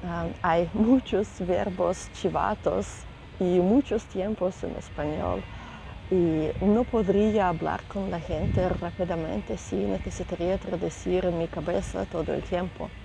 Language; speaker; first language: Spanish; non-native, learner; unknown